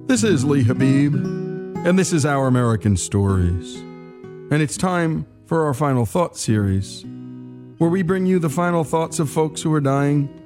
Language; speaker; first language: English; native; English